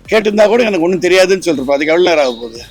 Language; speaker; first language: Tamil; native; Tamil